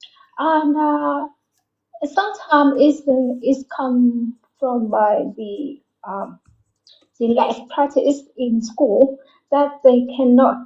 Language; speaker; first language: English; non-native, learner; Vietnamese